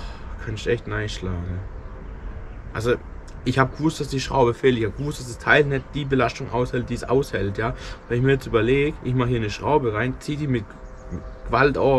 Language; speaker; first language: German; native; German